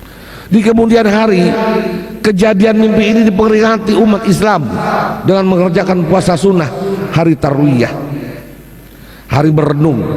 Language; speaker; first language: Indonesian; native; Indonesian